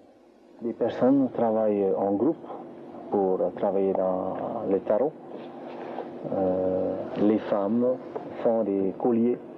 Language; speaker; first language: French; non-native, local second language; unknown